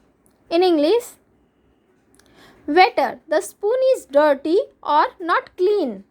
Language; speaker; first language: English; non-native, local second language; Hindi